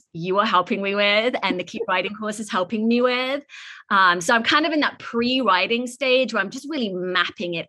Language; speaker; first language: English; native; English